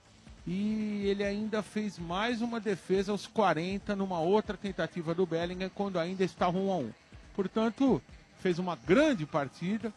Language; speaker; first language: Portuguese; native; Portuguese